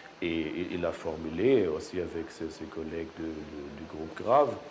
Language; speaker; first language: French; non-native, fluent; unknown